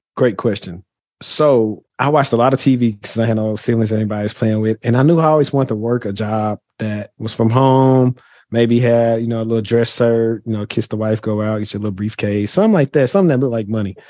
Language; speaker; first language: English; native; English